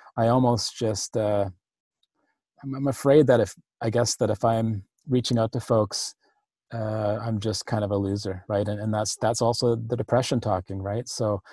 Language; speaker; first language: English; native; English